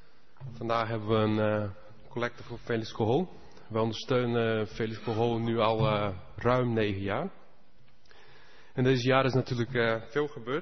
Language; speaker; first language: Dutch; non-native, fluent; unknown